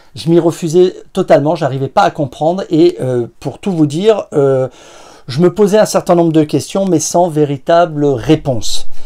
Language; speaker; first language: French; native; French